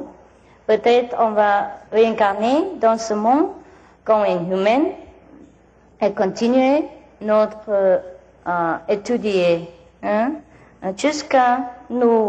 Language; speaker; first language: French; non-native, learner; Vietnamese